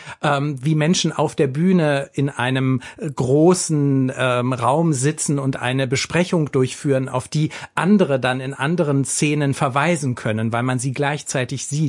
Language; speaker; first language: German; native; German